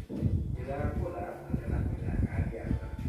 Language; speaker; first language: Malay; non-native, local second language; Javanese